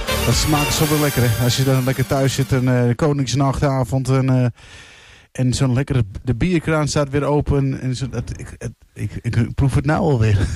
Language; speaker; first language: Dutch; native; Dutch